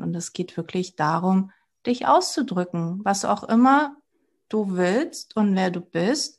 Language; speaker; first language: German; early bilingual, other home language; Portuguese